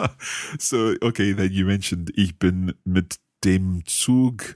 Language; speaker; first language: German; non-native, learner; English